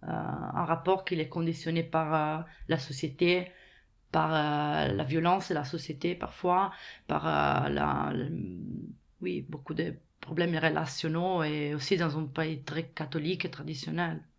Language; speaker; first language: French; non-native, fluent; Italian